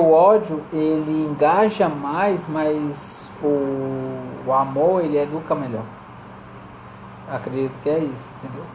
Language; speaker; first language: Portuguese; native; Portuguese